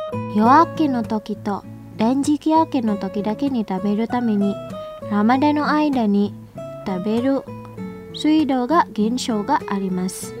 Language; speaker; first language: Japanese; non-native, fluent; Indonesian